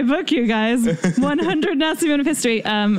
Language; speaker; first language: English; native; English